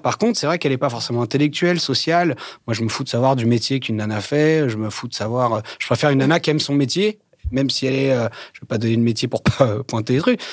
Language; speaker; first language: French; native; French